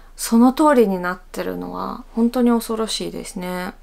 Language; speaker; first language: Japanese; non-native, fluent; Russian